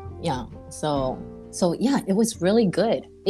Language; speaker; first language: English; non-native, fluent; Japanese